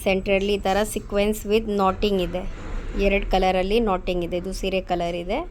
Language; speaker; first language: Kannada; non-native, local second language; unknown